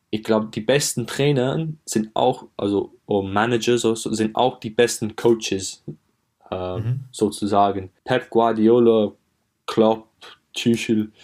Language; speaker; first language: German; non-native, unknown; English